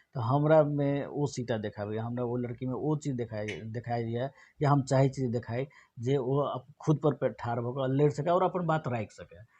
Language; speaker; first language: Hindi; non-native, local second language; Maithili